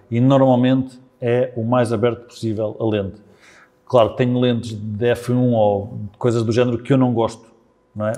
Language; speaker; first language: Portuguese; native; Portuguese